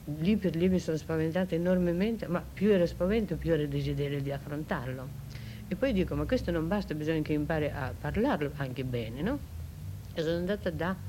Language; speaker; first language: Italian; non-native, fluent; Russian